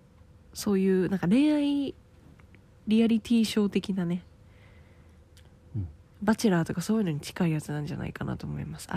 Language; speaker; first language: Japanese; native; Japanese